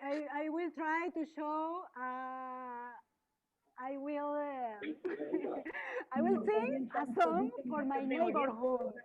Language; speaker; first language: English; non-native, learner; Spanish